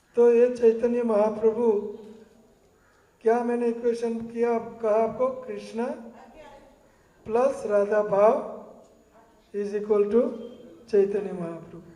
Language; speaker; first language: Hindi; non-native, learner; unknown